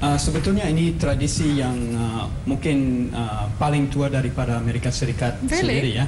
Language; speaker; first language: Indonesian; non-native, fluent; English